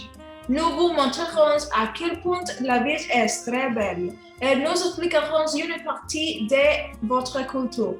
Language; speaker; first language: French; non-native, learner; Spanish